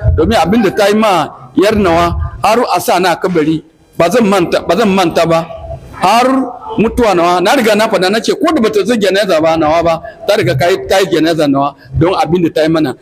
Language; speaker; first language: Hausa; native; Hausa